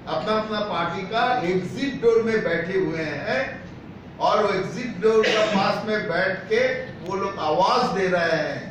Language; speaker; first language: Hindi; non-native, local second language; Bangla